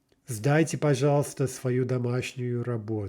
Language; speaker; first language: Russian; non-native, fluent; English